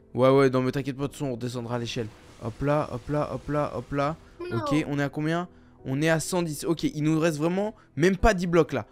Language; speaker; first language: French; native; French